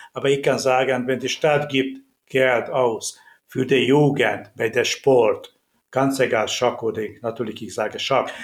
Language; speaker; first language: German; non-native, learner; Hungarian